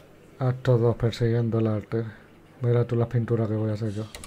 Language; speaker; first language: Spanish; native; Spanish